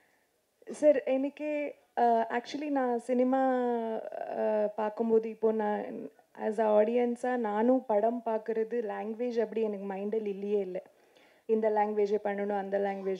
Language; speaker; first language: Tamil; non-native, learner; Kannada